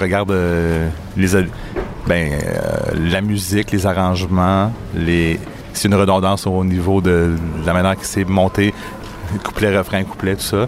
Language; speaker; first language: French; native; French